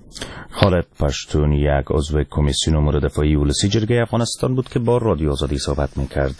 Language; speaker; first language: Persian; native; Persian